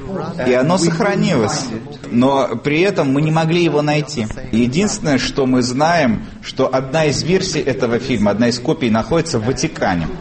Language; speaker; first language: Russian; native; Russian